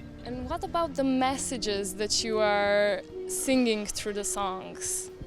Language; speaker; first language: English; non-native, fluent; Slovenian